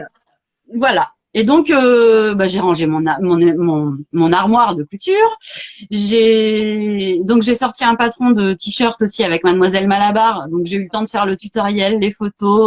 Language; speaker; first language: French; native; French